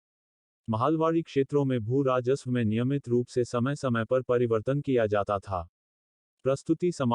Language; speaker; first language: Hindi; native; Hindi